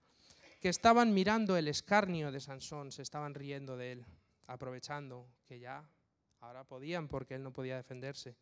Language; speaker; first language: Spanish; native; Spanish